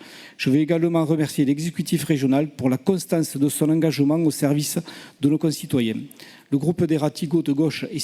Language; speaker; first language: French; native; French